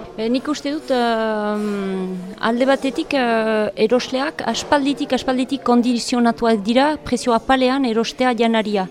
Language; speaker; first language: Basque; native; Basque